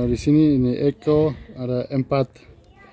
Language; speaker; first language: Indonesian; non-native, learner; German